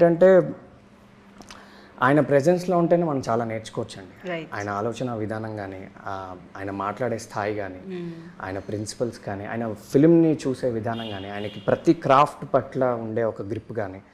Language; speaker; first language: Telugu; native; Telugu